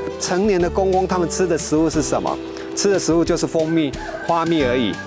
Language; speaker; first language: Chinese; native; Chinese